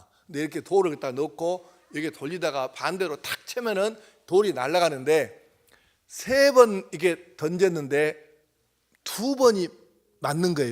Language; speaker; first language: Korean; native; Korean